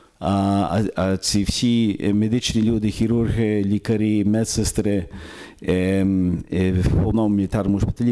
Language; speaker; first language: Ukrainian; early bilingual, heritage; Ukrainian